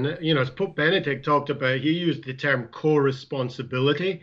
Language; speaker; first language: English; native; English